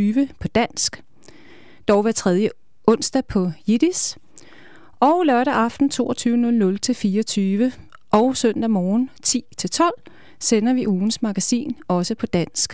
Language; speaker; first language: Danish; native; Danish